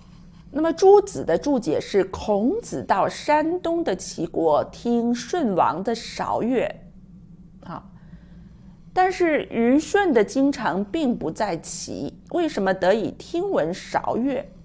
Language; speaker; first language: Chinese; native; Chinese